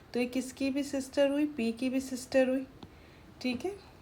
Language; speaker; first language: Hindi; native; Hindi